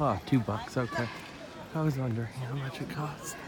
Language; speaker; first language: English; native; English